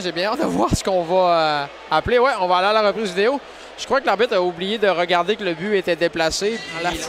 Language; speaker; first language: French; native; French